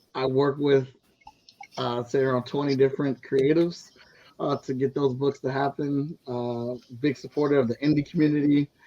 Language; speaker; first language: English; native; English